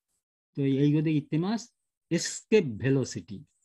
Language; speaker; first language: Japanese; non-native, learner; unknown